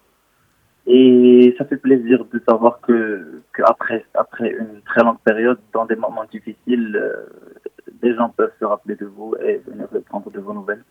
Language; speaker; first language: French; non-native, local second language; Arabic